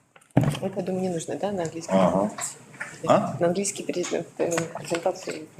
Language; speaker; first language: Russian; native; Russian